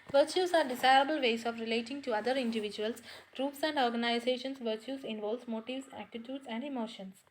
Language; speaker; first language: English; non-native, local second language; Malayalam